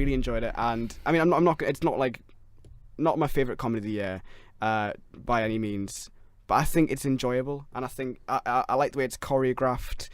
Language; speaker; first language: English; native; English